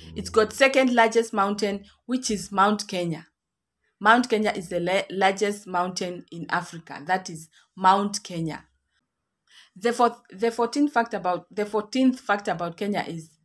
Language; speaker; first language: English; non-native, local second language; Kikuyu